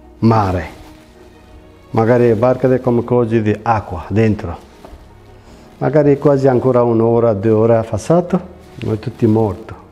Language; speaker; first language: Italian; non-native, learner; Bangla